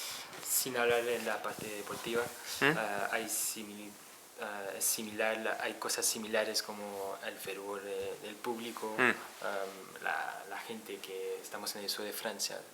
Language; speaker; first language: Spanish; non-native, fluent; French